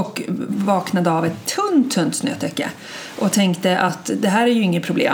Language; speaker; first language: Swedish; native; Swedish